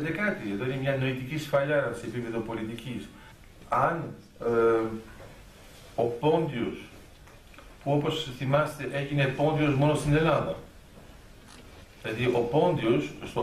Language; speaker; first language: Greek; early bilingual, heritage; Greek